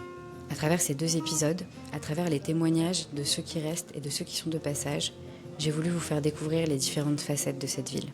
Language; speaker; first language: French; native; French